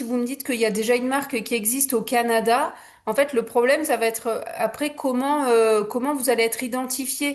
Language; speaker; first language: French; native; French